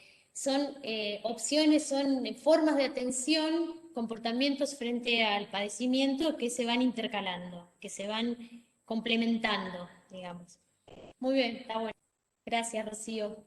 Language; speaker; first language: Spanish; native; Spanish